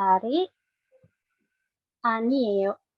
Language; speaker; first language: Korean; non-native, learner; Indonesian